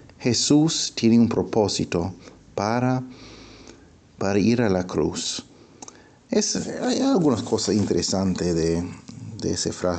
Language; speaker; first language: Spanish; non-native, fluent; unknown